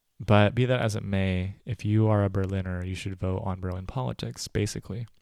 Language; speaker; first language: English; native; English